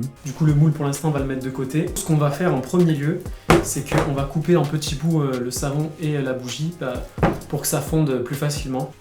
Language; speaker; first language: French; native; French